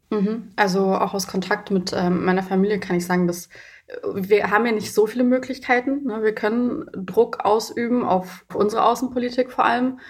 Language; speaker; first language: German; early bilingual, other home language; Persian